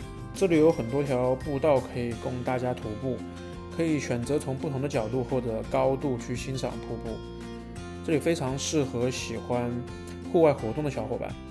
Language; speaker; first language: Chinese; native; Chinese